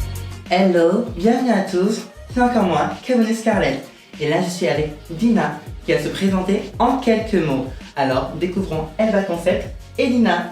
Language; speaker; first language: French; native; French